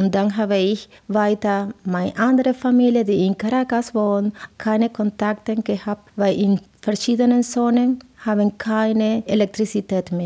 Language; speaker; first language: German; non-native, learner; Spanish